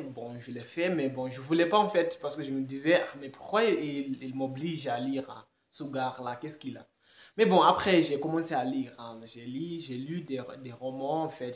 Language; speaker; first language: French; non-native, fluent; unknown